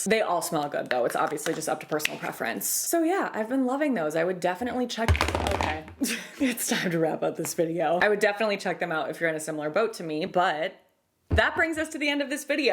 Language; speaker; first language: English; native; English